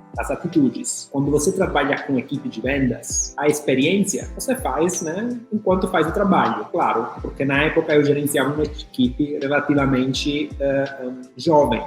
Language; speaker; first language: Portuguese; non-native, fluent; Italian